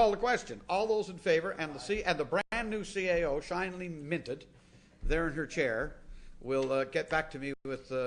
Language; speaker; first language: English; native; English